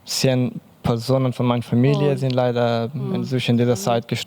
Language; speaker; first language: German; non-native, learner; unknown